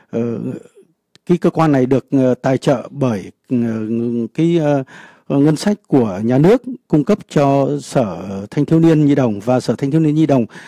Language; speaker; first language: Vietnamese; native; Vietnamese